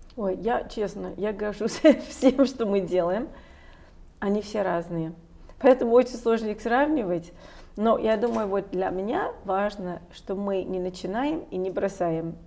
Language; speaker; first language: Russian; non-native, fluent; English